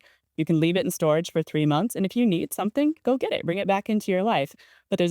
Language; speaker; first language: English; native; English